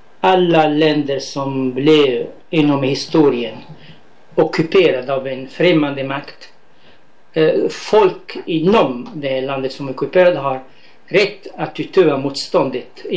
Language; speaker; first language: Swedish; non-native, fluent; Arabic